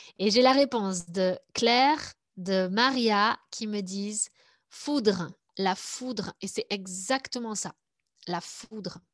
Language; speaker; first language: French; native; French